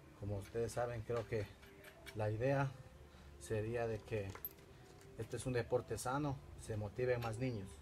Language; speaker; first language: Spanish; native; Spanish